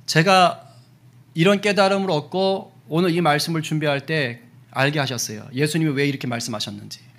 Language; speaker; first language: Korean; native; Korean